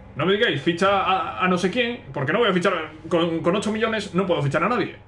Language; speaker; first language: Spanish; native; Spanish